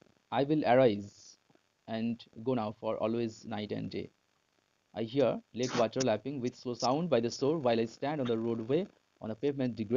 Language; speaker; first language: English; non-native, local second language; Bangla